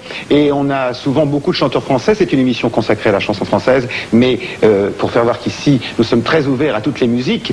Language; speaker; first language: French; native; French